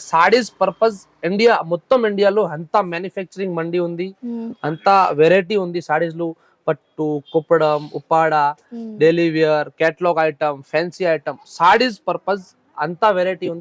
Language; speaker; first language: Telugu; non-native, local second language; Hindi